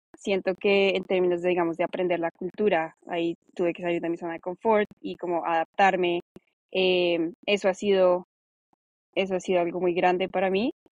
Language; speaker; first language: Spanish; native; Spanish